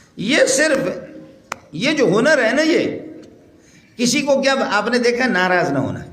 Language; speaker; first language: Urdu; non-native, local second language; Baluchi